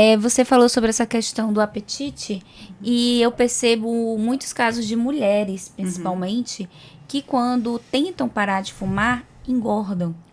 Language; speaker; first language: Portuguese; native; Portuguese